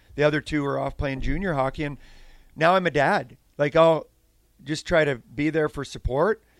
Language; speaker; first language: English; native; English